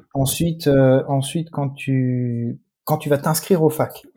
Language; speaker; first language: French; native; French